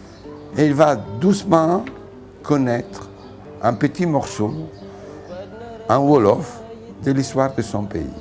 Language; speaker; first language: French; non-native, fluent; Italian